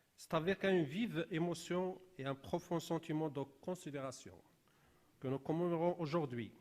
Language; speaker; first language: French; non-native, local second language; Arabic